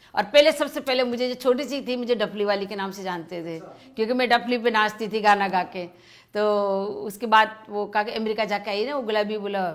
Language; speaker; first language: Hindi; native; Hindi